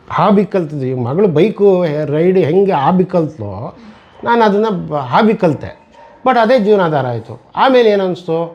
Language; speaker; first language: Kannada; native; Kannada